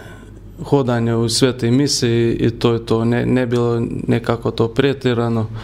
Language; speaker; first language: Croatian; non-native, learner; Lithuanian